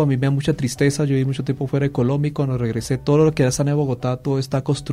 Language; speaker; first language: Spanish; native; Spanish